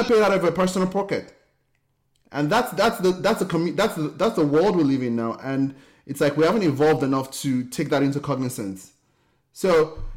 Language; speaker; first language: English; non-native, local second language; Yoruba